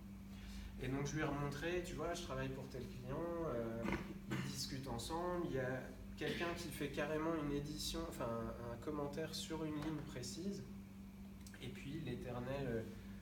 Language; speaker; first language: French; native; French